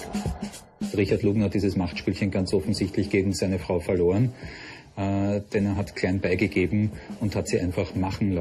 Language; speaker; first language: German; native; German